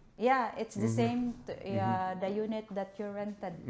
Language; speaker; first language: English; non-native, local second language; Cebuano